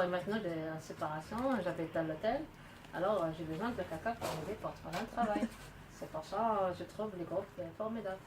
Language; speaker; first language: French; non-native, learner; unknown